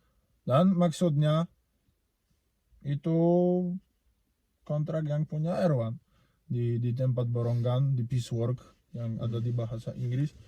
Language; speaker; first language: Indonesian; non-native, learner; Polish